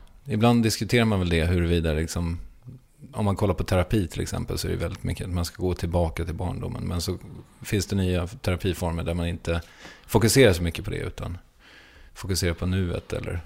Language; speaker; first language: Swedish; native; Swedish